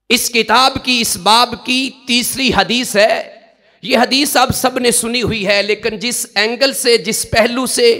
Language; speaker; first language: Urdu; non-native, local second language; Punjabi